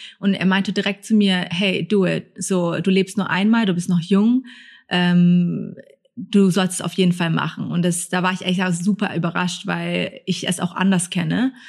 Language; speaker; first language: German; early bilingual, other home language; Thai